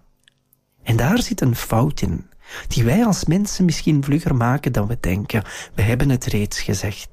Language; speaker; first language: Dutch; native; Dutch